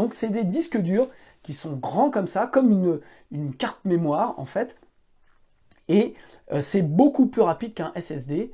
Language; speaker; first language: French; native; French